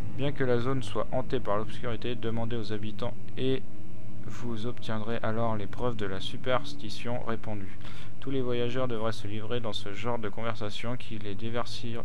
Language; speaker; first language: French; native; French